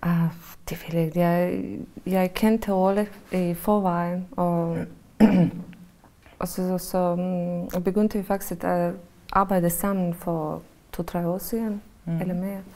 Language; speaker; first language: Danish; non-native, fluent; Bosnian